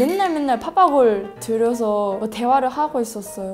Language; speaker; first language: Korean; non-native, learner; Japanese